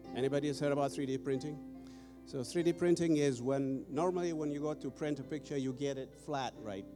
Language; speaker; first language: English; non-native, fluent; Amharic